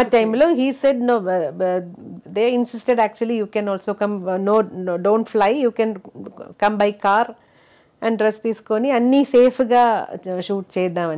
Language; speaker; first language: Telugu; non-native, local second language; Malayalam